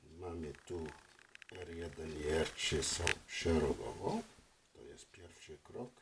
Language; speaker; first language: Polish; non-native, fluent; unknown